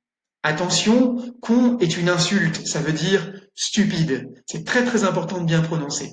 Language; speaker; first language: French; native; French